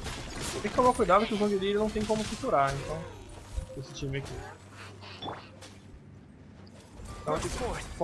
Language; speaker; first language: Portuguese; native; Portuguese